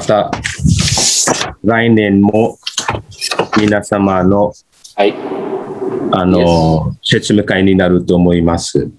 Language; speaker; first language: Japanese; non-native, fluent; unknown